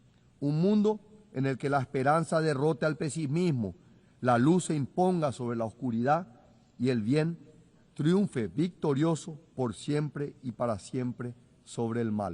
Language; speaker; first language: Spanish; native; Spanish